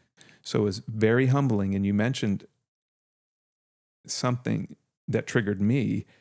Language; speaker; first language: English; native; English